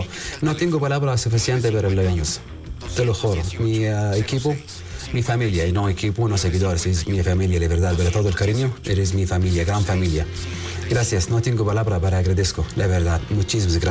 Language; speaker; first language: Spanish; non-native, learner; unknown